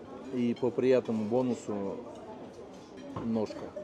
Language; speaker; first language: Russian; native; Russian